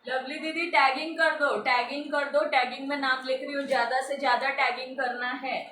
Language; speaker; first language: Hindi; non-native, local second language; Marathi